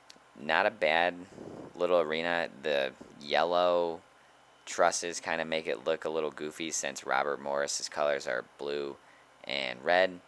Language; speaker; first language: English; native; English